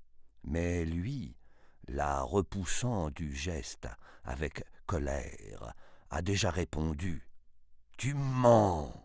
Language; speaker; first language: French; native; French